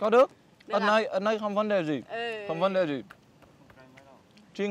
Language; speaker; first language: Vietnamese; non-native, learner; English